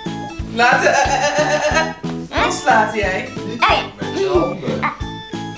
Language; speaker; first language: Dutch; native; Dutch